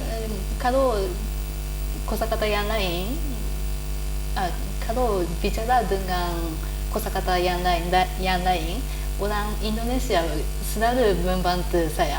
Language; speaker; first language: Indonesian; non-native, learner; Japanese